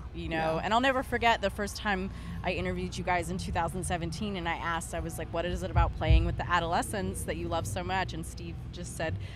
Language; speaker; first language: English; native; English